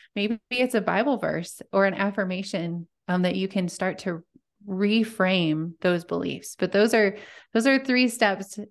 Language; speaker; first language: English; native; English